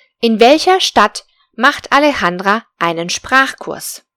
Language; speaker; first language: German; non-native, fluent; Spanish